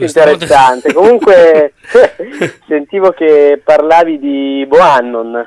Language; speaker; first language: Italian; native; Italian